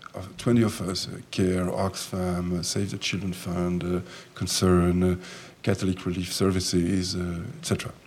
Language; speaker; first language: English; non-native, fluent; French